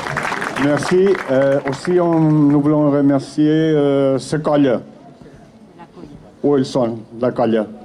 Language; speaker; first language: French; non-native, learner; Catalan